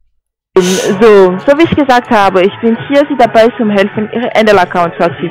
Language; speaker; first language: German; non-native, learner; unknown